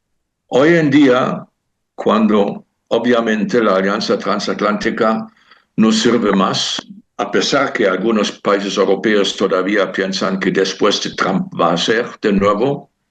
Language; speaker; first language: Spanish; non-native, fluent; German